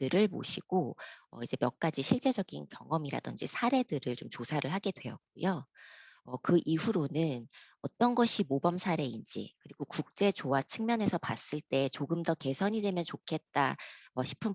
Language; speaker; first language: Korean; native; Korean